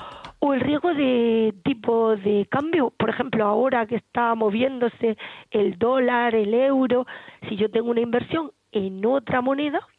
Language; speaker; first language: Spanish; native; Spanish